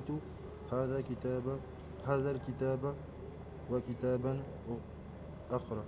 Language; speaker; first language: Arabic; non-native, learner; French